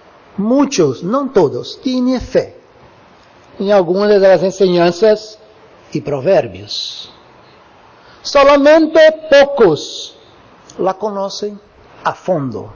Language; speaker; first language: Spanish; non-native, learner; Portuguese